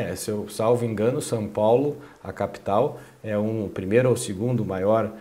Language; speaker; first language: Portuguese; native; Portuguese